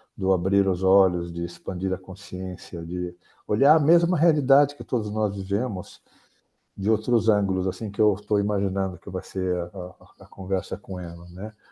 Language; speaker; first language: Portuguese; native; Portuguese